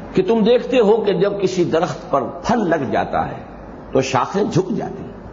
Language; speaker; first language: Urdu; native; Urdu